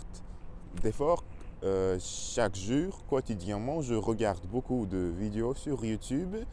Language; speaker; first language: French; non-native, learner; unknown